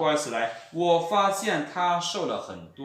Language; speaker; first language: Chinese; non-native, fluent; Lao